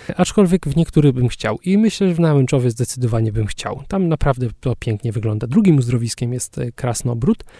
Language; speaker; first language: Polish; native; Polish